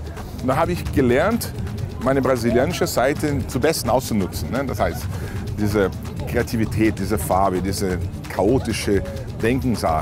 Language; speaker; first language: German; non-native, fluent; Portuguese